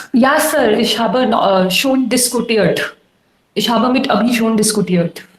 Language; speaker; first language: German; non-native, learner; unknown